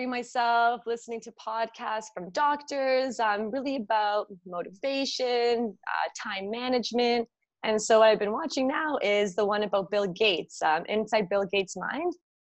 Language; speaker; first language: English; native; English